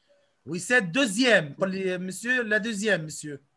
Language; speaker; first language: French; non-native, local second language; Arabic